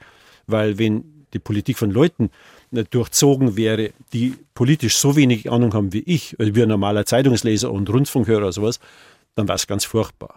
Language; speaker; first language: German; native; German